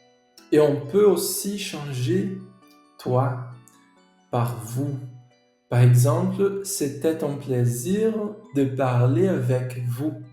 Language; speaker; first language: French; non-native, fluent; Portuguese